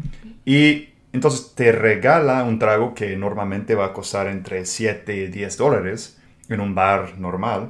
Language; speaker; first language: Spanish; non-native, fluent; English